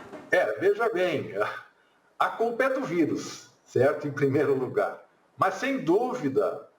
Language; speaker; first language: Portuguese; native; Portuguese